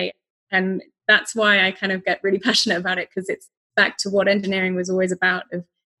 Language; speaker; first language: English; native; English